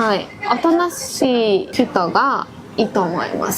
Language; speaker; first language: Japanese; non-native, fluent; Mongolian